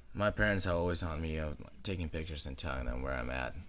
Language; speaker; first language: English; non-native, fluent; Russian